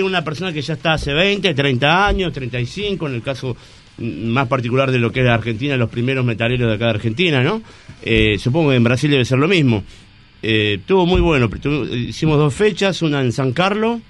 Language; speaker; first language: Spanish; native; Spanish